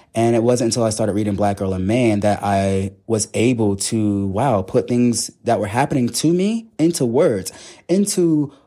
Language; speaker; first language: English; native; English